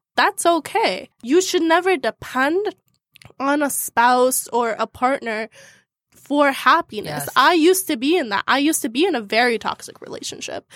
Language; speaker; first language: English; early bilingual, heritage; Arabic